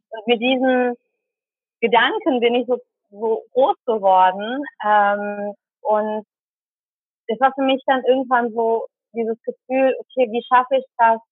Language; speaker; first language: German; early bilingual, other home language; Tamil